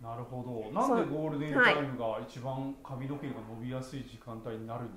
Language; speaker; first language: Japanese; native; Japanese